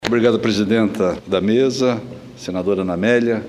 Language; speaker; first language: Portuguese; native; Portuguese